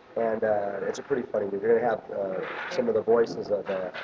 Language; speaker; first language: English; native; English